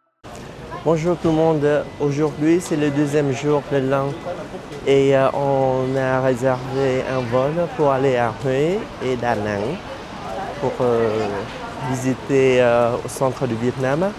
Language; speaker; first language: French; non-native, fluent; Vietnamese